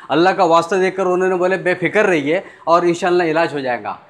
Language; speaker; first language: Hindi; non-native, local second language; Urdu